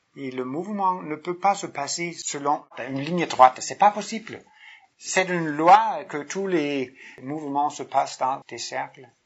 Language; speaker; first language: French; non-native, fluent; Danish